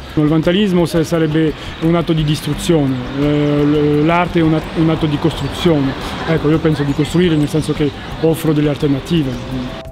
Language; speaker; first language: Italian; non-native, fluent; French